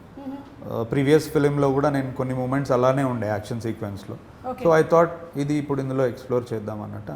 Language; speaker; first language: Telugu; native; Telugu